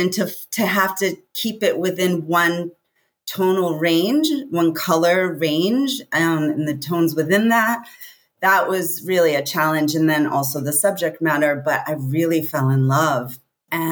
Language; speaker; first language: English; native; English